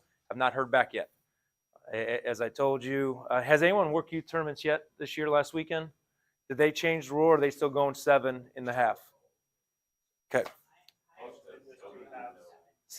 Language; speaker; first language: English; native; English